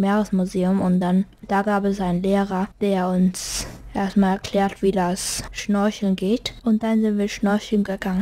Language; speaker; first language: German; early bilingual, heritage; German